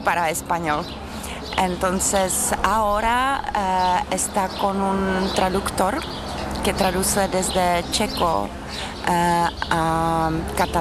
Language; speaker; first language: Spanish; non-native, learner; Czech